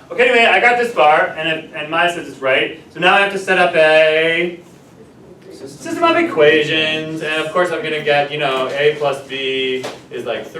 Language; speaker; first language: English; native; English